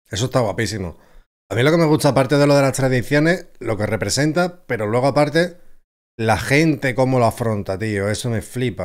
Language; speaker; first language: Spanish; native; Spanish